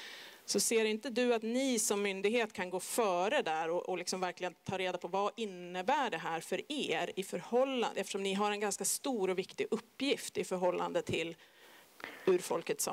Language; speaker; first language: Swedish; native; Swedish